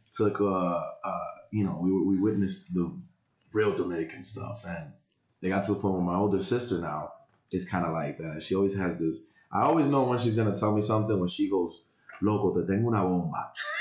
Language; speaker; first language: English; early bilingual, other home language; Spanish